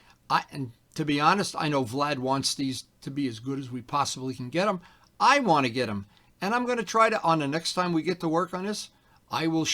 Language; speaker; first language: English; native; English